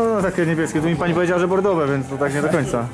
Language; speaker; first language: Polish; native; Polish